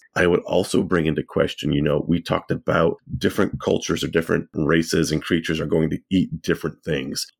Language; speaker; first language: English; native; English